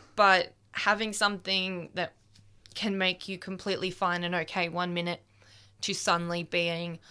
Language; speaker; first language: English; native; English